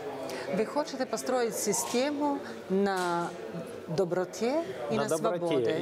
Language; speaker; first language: Russian; non-native, fluent; Slovenian